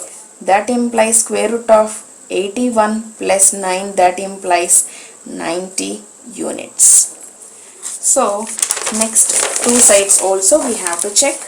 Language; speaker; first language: English; non-native, local second language; Telugu